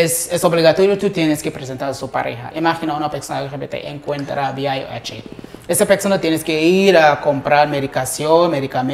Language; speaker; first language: Spanish; non-native, learner; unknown